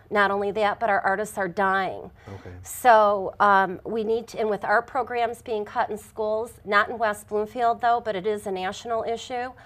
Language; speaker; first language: English; native; English